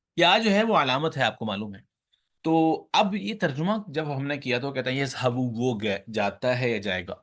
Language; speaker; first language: Urdu; native; Urdu